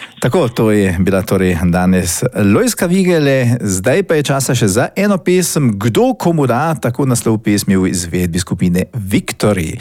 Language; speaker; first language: Slovenian; native; Slovenian